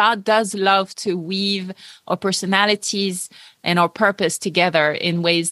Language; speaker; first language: English; non-native, fluent; French